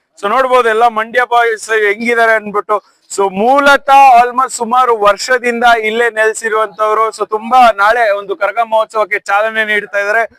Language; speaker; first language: Kannada; native; Kannada